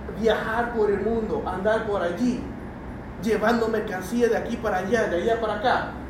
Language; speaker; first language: Spanish; early bilingual, other home language; Chinese